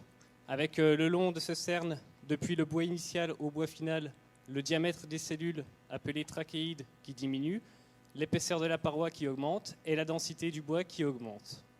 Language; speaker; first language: French; native; French